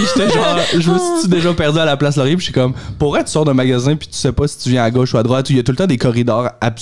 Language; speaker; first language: French; native; French